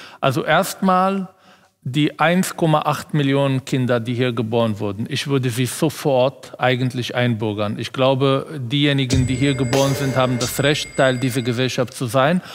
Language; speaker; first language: German; non-native, fluent; Arabic